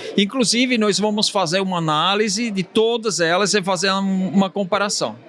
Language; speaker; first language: Portuguese; non-native, fluent; Swiss German